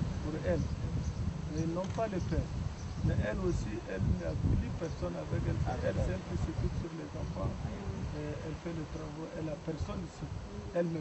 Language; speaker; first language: French; non-native, local second language; Arabic